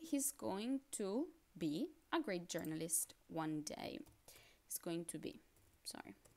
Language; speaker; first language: English; non-native, fluent; Italian